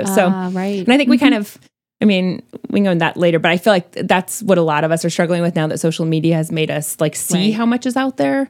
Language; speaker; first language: English; native; English